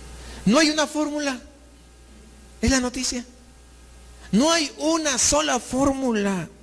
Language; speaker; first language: Spanish; native; Spanish